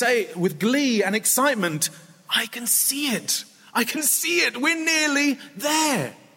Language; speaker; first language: English; native; English